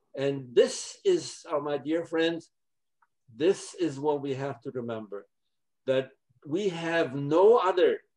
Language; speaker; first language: English; non-native, fluent; Polish